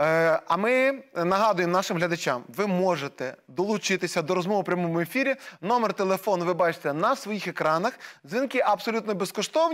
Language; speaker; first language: Ukrainian; native; Ukrainian